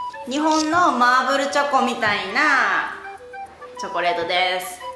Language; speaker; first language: Japanese; native; Japanese